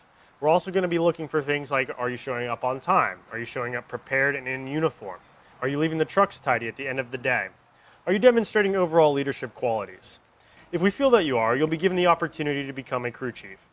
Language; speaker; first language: English; native; English